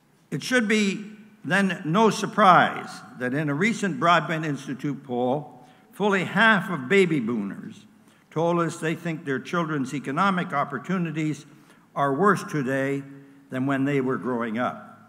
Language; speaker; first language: English; native; English